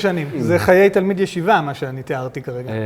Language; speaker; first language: Hebrew; native; Hebrew